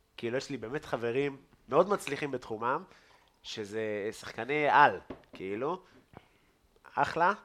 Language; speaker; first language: Hebrew; native; Hebrew